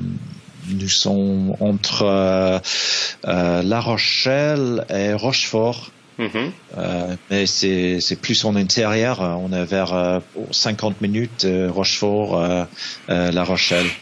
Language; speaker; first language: French; non-native, fluent; English